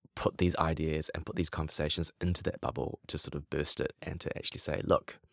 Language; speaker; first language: English; native; English